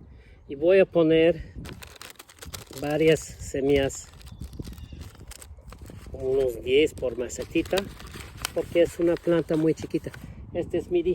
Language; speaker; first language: Spanish; non-native, fluent; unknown